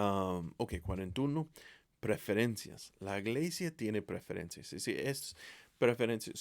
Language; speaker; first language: Spanish; non-native, fluent; English